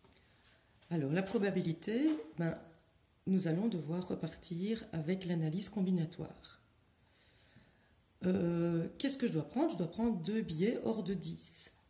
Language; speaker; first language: French; native; French